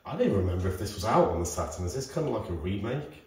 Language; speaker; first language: English; native; English